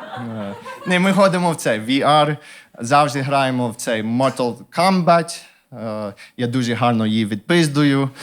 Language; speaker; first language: Ukrainian; non-native, fluent; English